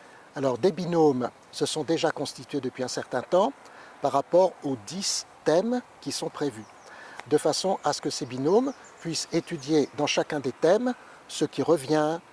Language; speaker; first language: French; native; French